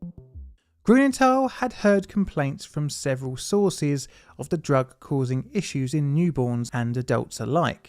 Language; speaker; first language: English; native; English